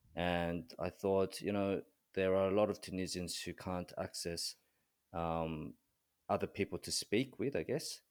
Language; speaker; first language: English; early bilingual, other home language; Korean